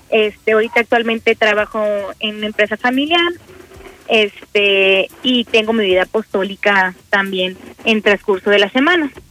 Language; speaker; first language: Spanish; native; Spanish